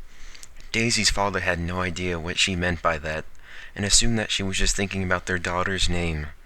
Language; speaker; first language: English; native; English